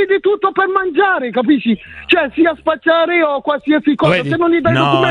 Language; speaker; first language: Italian; early bilingual, other home language; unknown